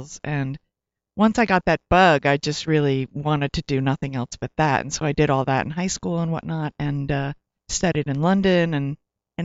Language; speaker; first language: English; native; English